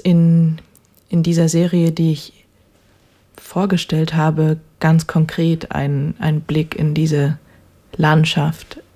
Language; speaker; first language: German; native; German